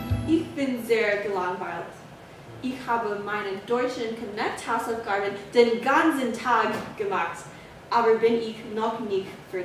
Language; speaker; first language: German; non-native, learner; English